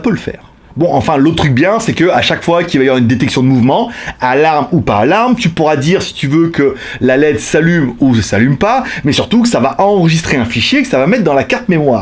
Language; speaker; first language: French; native; French